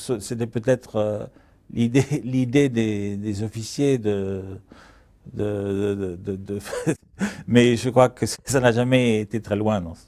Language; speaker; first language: French; early bilingual, other home language; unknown